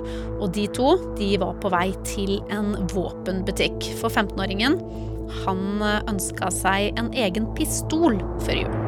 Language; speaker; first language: Norwegian; native; Norwegian